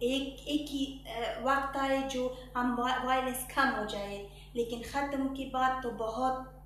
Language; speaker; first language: Hindi; non-native, fluent; Persian